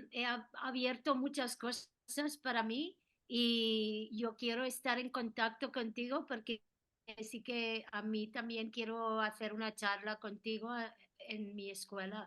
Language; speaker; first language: Spanish; non-native, fluent; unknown